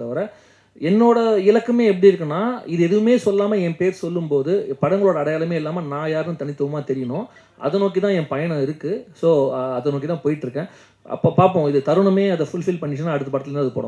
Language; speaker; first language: Tamil; native; Tamil